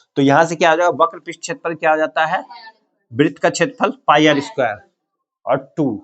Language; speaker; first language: Hindi; native; Hindi